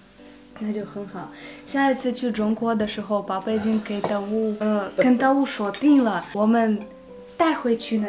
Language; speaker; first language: Chinese; non-native, fluent; Russian